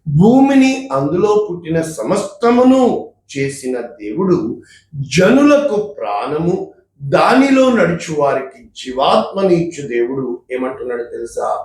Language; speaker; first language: Telugu; native; Telugu